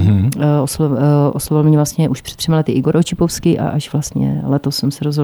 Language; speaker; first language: Czech; native; Czech